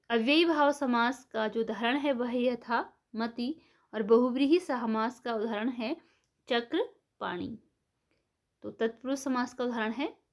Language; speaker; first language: Hindi; native; Hindi